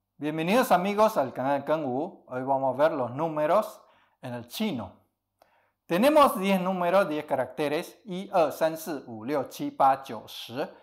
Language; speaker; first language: Spanish; early bilingual, other home language; Chinese